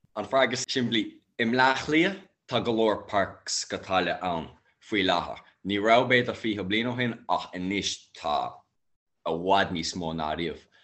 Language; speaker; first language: Irish; non-native, local second language; English